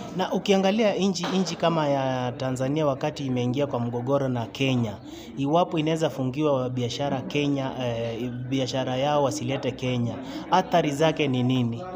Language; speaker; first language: Swahili; non-native, local second language; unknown